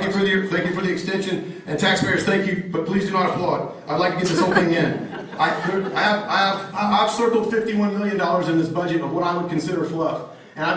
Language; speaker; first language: English; native; English